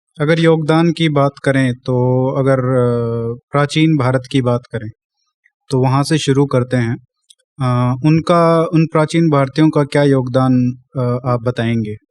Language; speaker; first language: Hindi; native; Hindi